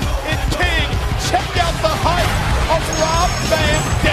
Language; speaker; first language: English; native; English